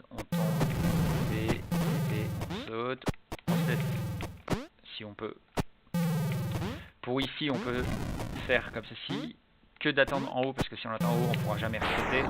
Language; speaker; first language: French; native; French